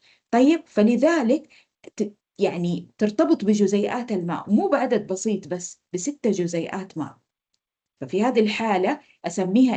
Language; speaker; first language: Arabic; native; Arabic